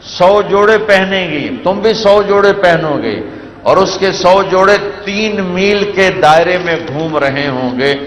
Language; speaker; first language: Urdu; non-native, local second language; Punjabi